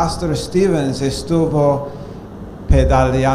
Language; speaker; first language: Spanish; non-native, fluent; English